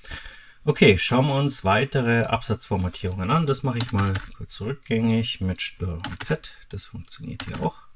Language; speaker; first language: German; native; German